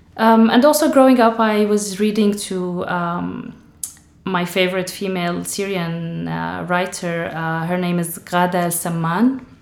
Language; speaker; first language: English; non-native, fluent; Arabic